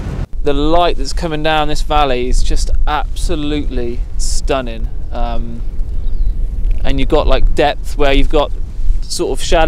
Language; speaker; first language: English; native; English